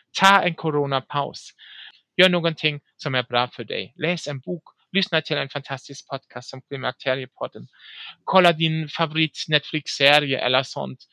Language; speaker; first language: Swedish; non-native, fluent; German